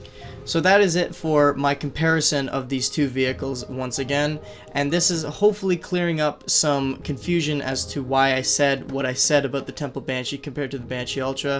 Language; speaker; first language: English; native; English